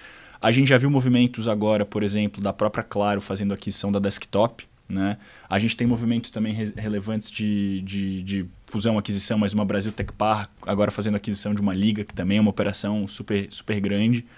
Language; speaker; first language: Portuguese; native; Portuguese